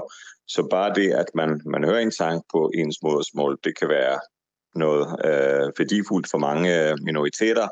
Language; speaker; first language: Danish; non-native, fluent; Hebrew